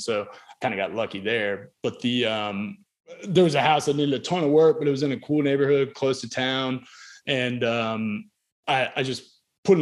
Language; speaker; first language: English; native; English